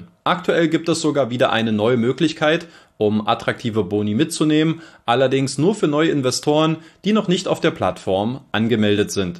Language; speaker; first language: German; native; German